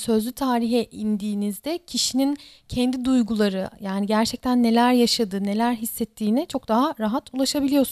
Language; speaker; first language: Turkish; native; Turkish